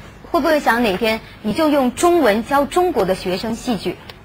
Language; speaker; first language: Chinese; native; Chinese